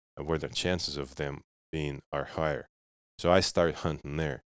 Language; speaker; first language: English; non-native, fluent; Russian